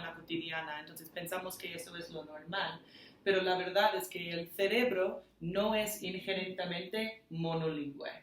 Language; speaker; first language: Spanish; non-native, fluent; English